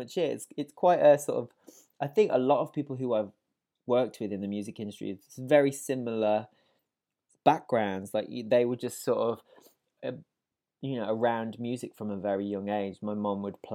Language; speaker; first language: English; native; English